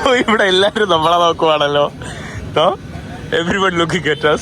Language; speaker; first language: Malayalam; native; Malayalam